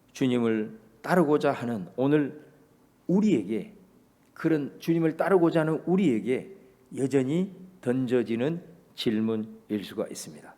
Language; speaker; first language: Korean; native; Korean